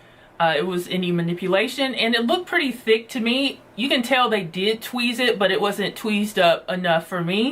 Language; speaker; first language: English; native; English